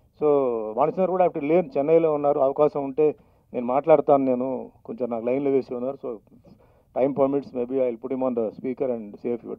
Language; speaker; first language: Telugu; non-native, local second language; Tamil